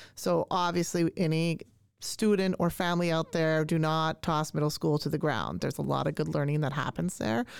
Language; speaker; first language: English; native; English